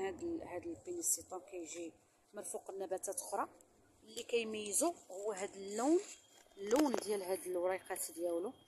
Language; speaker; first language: Arabic; native; Arabic